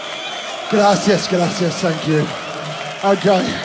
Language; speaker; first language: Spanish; non-native, learner; English